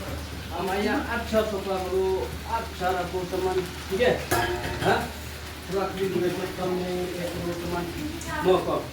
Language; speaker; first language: Hindi; non-native, local second language; Khasi